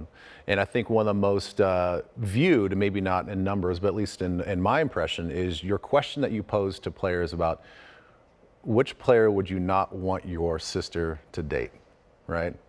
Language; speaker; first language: English; native; English